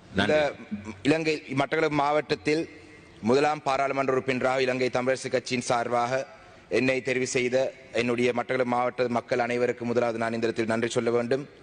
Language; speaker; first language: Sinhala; non-native, local second language; Tamil